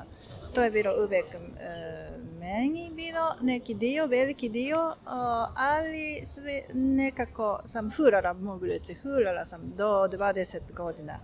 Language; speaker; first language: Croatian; non-native, learner; Japanese